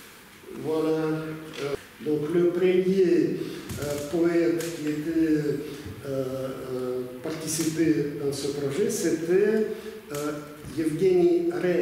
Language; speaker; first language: French; non-native, fluent; Russian